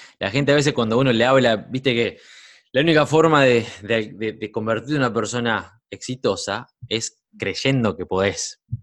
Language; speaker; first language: Spanish; native; Spanish